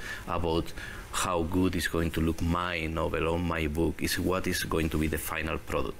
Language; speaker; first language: English; non-native, learner; Spanish